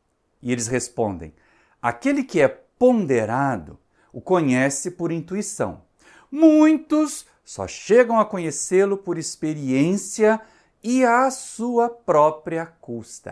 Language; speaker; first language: Portuguese; native; Portuguese